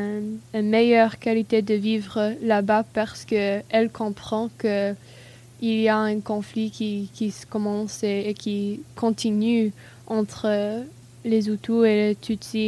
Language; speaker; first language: French; non-native, learner; English